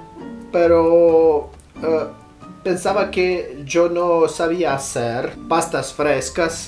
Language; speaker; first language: Spanish; non-native, learner; Portuguese